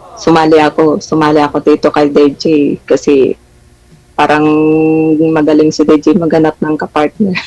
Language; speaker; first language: Filipino; non-native, local second language; Hiligaynon